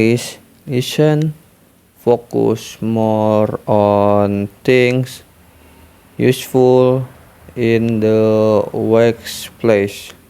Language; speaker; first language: English; non-native, learner; Indonesian